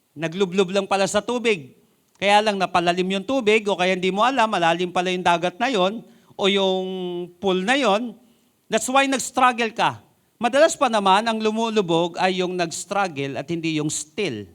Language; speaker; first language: Filipino; non-native, local second language; Iloko